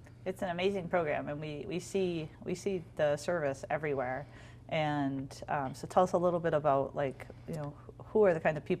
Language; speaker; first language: English; native; English